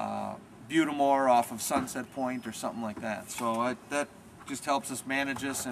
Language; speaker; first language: English; native; English